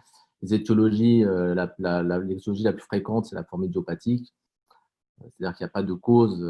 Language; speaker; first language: French; native; French